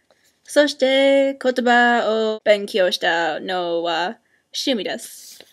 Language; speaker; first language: Japanese; non-native, learner; English